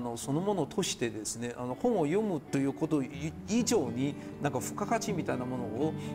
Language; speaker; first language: Japanese; non-native, fluent; Chinese